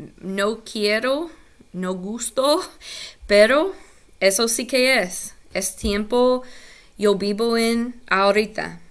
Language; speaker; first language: Spanish; non-native, learner; English